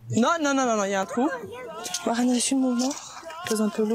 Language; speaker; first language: French; native; French